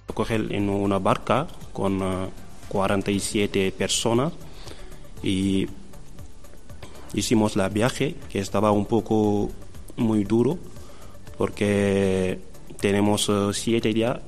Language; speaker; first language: Spanish; non-native, learner; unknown